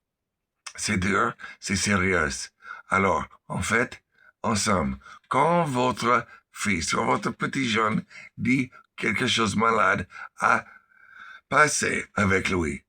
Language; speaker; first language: French; non-native, learner; English